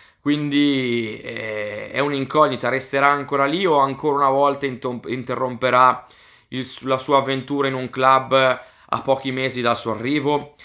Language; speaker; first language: Italian; native; Italian